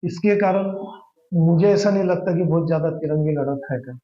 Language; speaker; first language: Hindi; non-native, local second language; Marathi